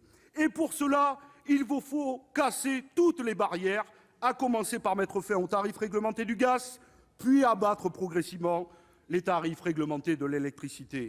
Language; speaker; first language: French; native; French